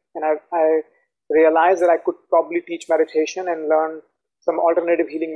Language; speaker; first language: English; non-native, local second language; Hindi